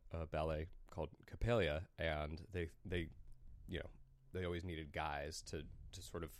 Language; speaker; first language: English; native; English